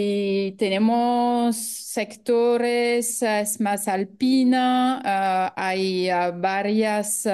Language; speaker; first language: Spanish; non-native, fluent; French